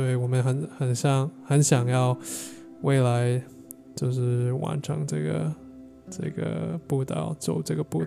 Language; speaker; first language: Chinese; non-native, learner; English